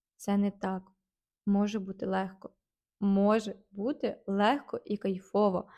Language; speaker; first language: Ukrainian; native; Ukrainian